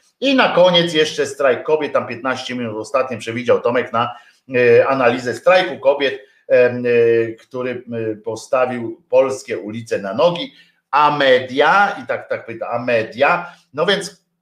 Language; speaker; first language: Polish; native; Polish